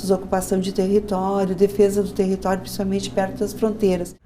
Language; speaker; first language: Portuguese; native; Portuguese